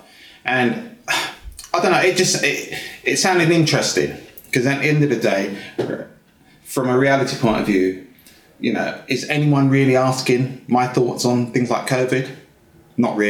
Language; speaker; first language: English; native; English